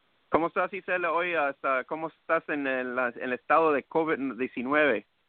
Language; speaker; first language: Spanish; early bilingual, heritage; Spanish